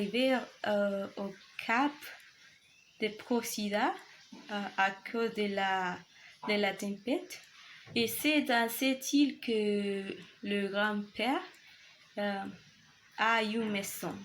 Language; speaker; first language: French; non-native, learner; Spanish